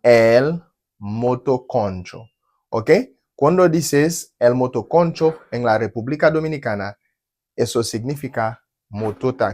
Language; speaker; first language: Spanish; non-native, learner; Haitian Creole